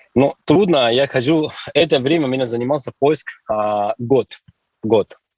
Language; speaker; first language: Russian; non-native, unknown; Hindi